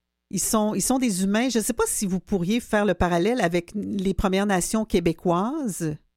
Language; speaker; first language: French; native; French